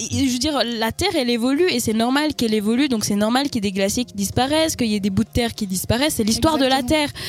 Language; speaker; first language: French; non-native, fluent; Spanish